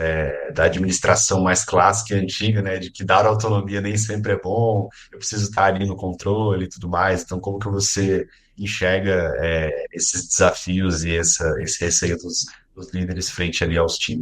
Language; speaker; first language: Portuguese; native; Portuguese